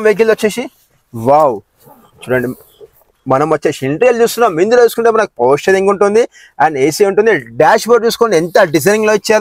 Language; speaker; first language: Telugu; native; Telugu